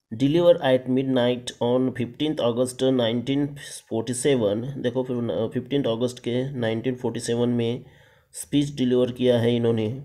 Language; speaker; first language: Hindi; non-native, local second language; Marathi